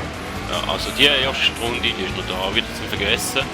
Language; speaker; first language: German; native; German